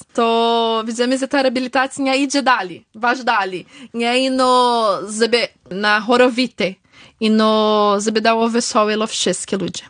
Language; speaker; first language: Polish; early bilingual, heritage; Polish